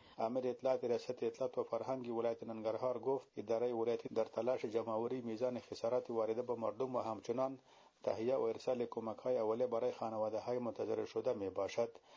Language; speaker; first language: Persian; non-native, local second language; Pashto